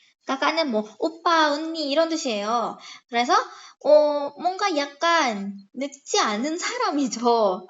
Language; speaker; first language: Korean; non-native, fluent; Indonesian